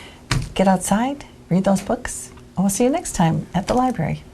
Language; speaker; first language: English; native; English